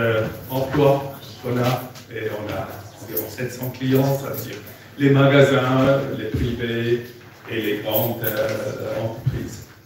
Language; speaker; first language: French; non-native, fluent; German